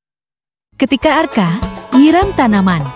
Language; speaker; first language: Indonesian; native; Indonesian